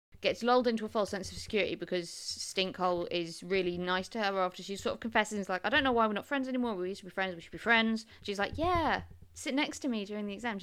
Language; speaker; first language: English; native; English